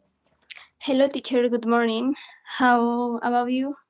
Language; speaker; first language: English; non-native, learner; Spanish